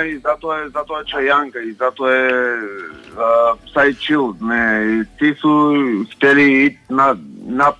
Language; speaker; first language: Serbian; non-native, learner; Slovenian